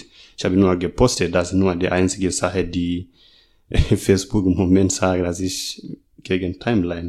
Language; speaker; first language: German; non-native, fluent; Masai